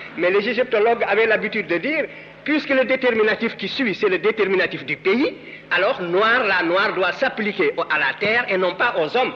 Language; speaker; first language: French; non-native, local second language; Wolof